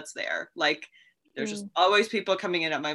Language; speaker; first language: English; native; English